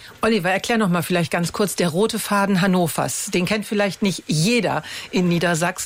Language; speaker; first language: German; native; German